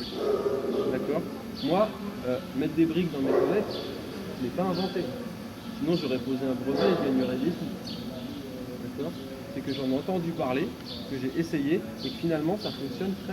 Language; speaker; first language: French; native; French